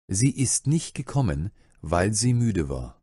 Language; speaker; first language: German; non-native, fluent; Urdu